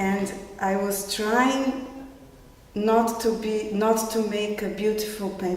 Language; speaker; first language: English; non-native, fluent; Portuguese